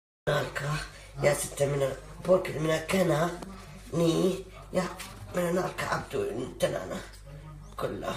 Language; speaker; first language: Finnish; non-native, learner; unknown